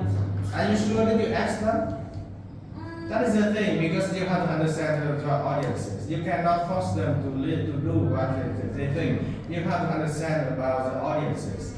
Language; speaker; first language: English; non-native, learner; Vietnamese